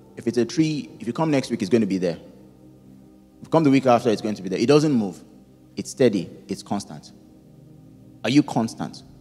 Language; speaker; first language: English; non-native, local second language; Yoruba